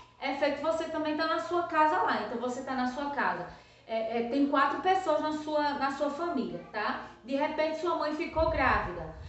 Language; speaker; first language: Portuguese; native; Portuguese